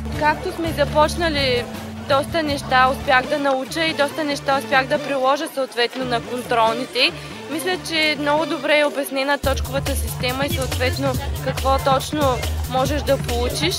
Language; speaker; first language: Bulgarian; native; Bulgarian